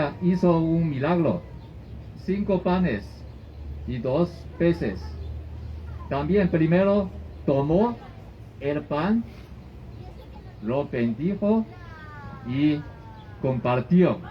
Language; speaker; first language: Spanish; non-native, learner; Chinese